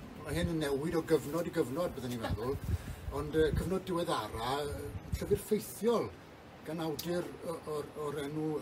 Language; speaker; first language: Welsh; native; Welsh